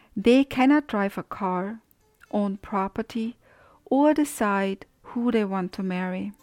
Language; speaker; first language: English; non-native, fluent; German